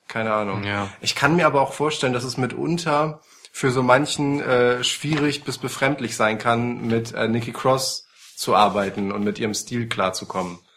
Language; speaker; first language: German; early bilingual, other home language; Polish